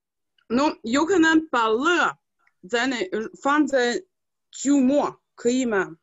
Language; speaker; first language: Chinese; non-native, fluent; Russian